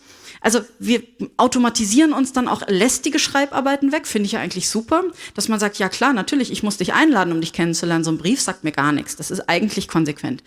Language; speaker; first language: German; native; German